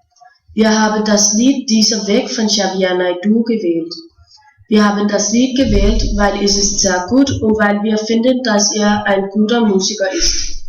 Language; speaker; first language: German; non-native, learner; Danish